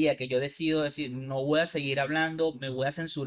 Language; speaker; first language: Spanish; native; Spanish